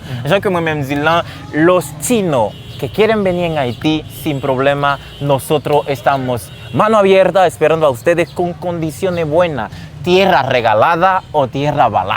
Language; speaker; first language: Spanish; non-native, fluent; Haitian Creole